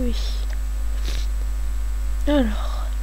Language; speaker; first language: French; native; French